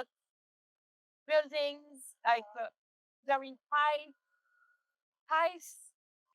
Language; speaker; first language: English; non-native, learner; French